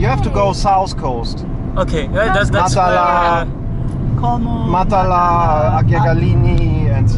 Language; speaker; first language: English; non-native, learner; German